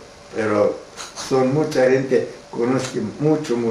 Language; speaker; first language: Spanish; non-native, learner; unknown